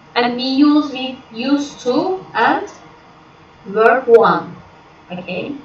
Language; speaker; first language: English; non-native, fluent; Turkish